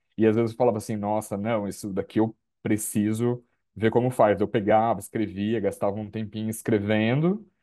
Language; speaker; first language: Portuguese; native; Portuguese